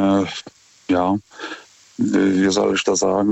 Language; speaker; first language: German; non-native, fluent; Lithuanian